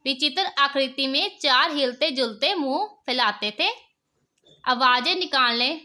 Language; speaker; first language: Hindi; non-native, local second language; Punjabi